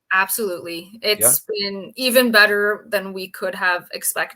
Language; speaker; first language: English; native; English